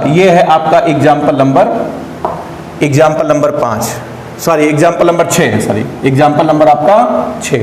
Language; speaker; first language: Hindi; native; Hindi